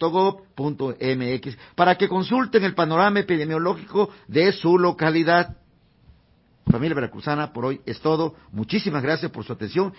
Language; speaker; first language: Spanish; native; Spanish